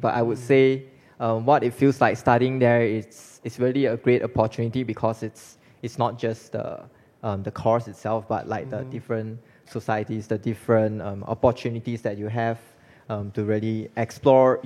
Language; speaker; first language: English; non-native, local second language; Chinese